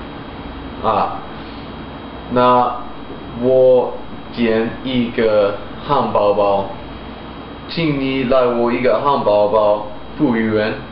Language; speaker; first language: Chinese; non-native, learner; English